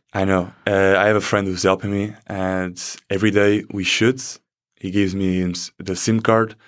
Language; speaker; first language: English; non-native, fluent; Portuguese